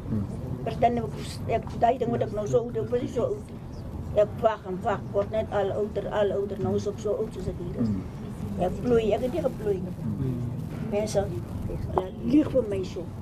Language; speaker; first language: Dutch; non-native, local second language; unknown